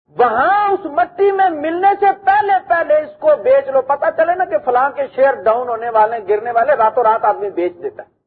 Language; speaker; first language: Urdu; non-native, local second language; Punjabi